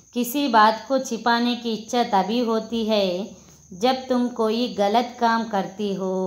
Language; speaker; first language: Hindi; non-native, local second language; Telugu